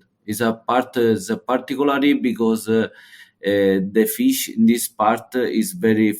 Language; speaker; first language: English; non-native, learner; Italian